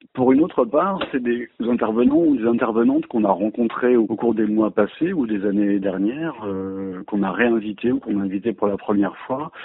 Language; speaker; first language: French; native; French